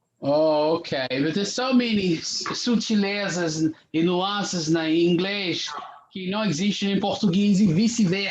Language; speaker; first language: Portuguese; non-native, fluent; English